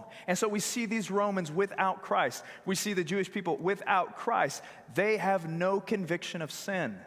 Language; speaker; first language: English; native; English